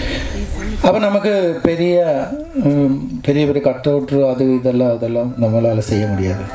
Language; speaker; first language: Tamil; non-native, local second language; Malayalam